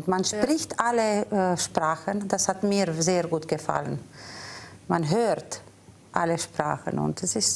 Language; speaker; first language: German; non-native, fluent; Romanian